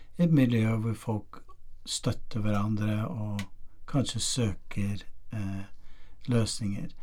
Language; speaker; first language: Norwegian; non-native, fluent; English